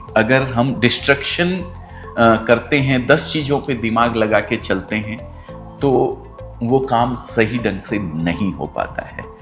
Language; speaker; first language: Hindi; native; Hindi